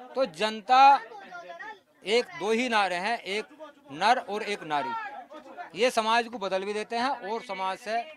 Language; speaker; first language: Hindi; native; Hindi